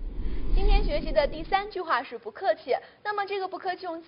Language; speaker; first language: Chinese; native; Chinese